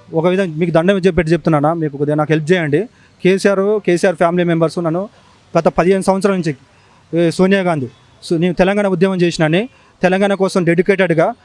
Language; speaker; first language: Telugu; native; Telugu